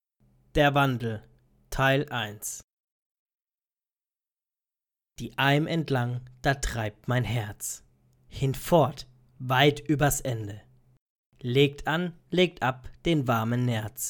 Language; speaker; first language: German; native; German